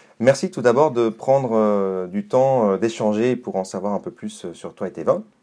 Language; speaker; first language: French; native; French